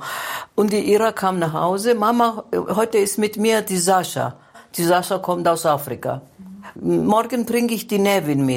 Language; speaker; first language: German; non-native, fluent; Greek